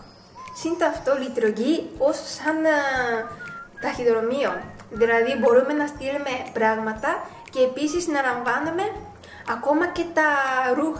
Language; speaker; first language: Greek; non-native, fluent; Japanese